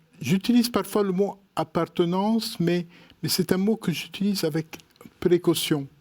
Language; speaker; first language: French; non-native, local second language; Arabic